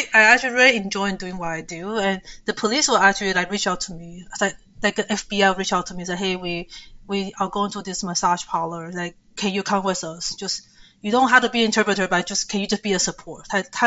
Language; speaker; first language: English; early bilingual, other home language; Chinese